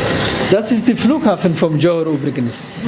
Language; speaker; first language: German; non-native, fluent; Somali